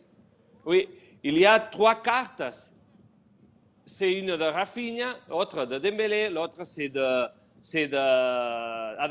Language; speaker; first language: French; non-native, fluent; Spanish